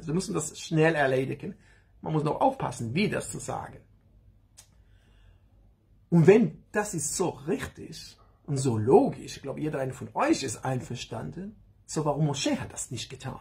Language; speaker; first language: German; non-native, learner; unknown